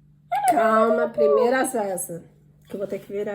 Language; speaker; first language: Portuguese; native; Portuguese